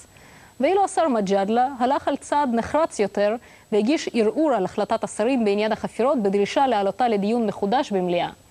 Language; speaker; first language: Hebrew; non-native, local second language; Russian